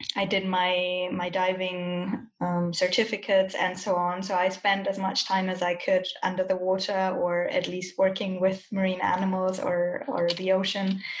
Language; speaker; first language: English; non-native, fluent; German